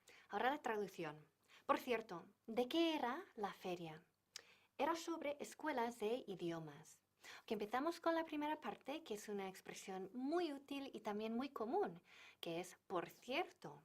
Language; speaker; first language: Spanish; non-native, fluent; English